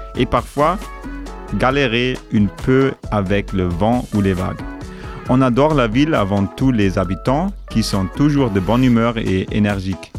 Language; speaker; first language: French; non-native, fluent; German